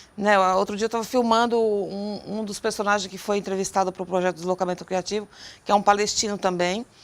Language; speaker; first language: Portuguese; native; Portuguese